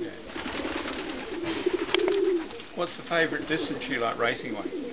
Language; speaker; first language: English; native; English